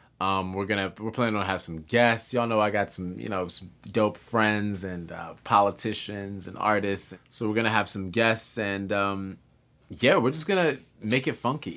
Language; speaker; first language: English; native; English